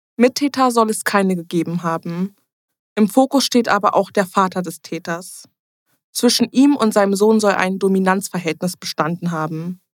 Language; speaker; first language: German; early bilingual, other home language; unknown